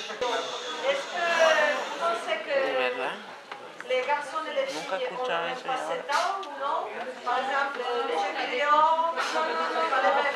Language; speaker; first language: French; non-native, fluent; Spanish